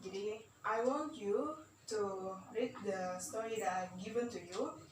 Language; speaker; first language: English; non-native, learner; Indonesian